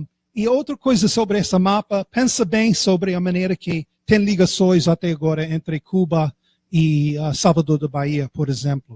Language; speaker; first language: Portuguese; non-native, fluent; English